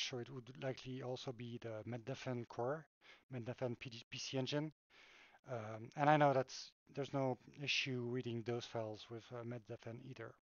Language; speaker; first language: English; non-native, fluent; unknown